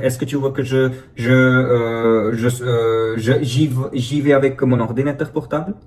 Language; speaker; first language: French; non-native, fluent; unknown